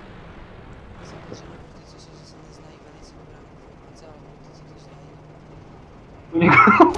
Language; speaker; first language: Czech; native; Czech